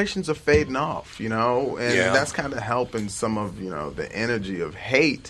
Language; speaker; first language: English; native; English